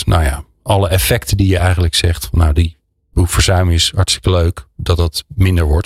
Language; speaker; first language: Dutch; native; Dutch